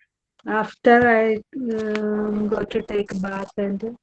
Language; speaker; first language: English; non-native, learner; Malayalam